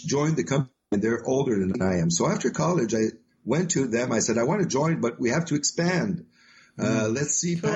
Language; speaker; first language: English; non-native, fluent; French